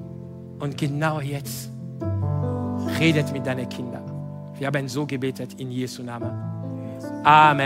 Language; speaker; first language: German; non-native, fluent; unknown